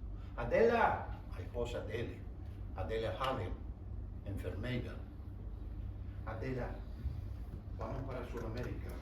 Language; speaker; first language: Portuguese; non-native, fluent; Spanish